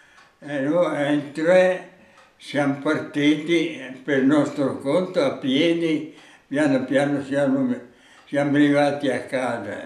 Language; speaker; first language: Italian; non-native, local second language; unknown